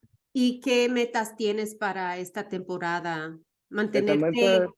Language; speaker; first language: Spanish; early bilingual, heritage; Spanish